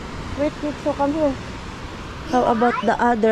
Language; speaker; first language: English; non-native, local second language; Filipino